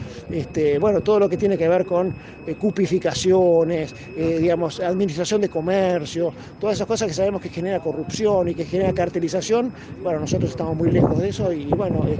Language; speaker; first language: Spanish; native; Spanish